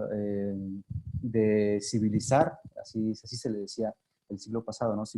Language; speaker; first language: Spanish; non-native, local second language; Zapotec